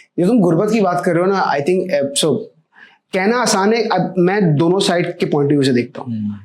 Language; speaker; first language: Urdu; native; Urdu